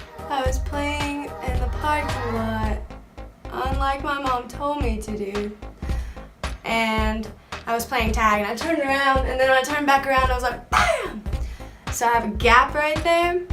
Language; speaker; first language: English; native; English